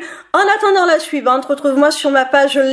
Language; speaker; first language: French; native; French